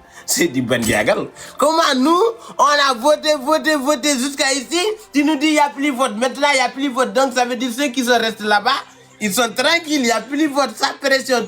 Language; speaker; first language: French; non-native, local second language; Wolof